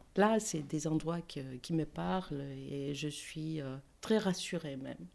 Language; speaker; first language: French; non-native, fluent; Greek